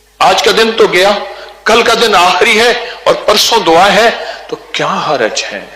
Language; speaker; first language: Urdu; non-native, local second language; Punjabi